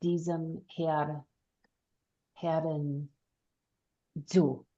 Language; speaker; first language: German; non-native, learner; English